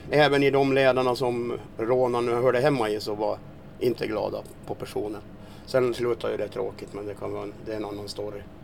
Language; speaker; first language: Swedish; native; Swedish